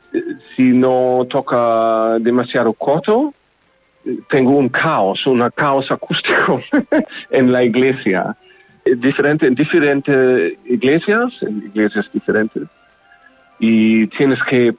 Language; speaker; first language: Spanish; non-native, learner; German